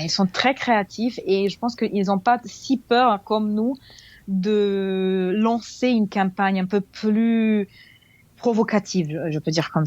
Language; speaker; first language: French; non-native, fluent; Serbian